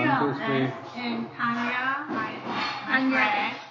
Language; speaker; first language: English; non-native, learner; Thai